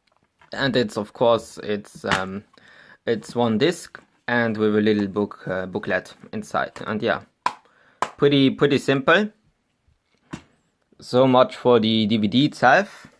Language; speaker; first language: English; non-native, fluent; German